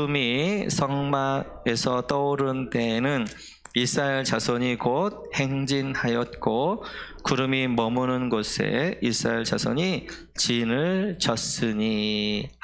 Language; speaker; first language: Korean; native; Korean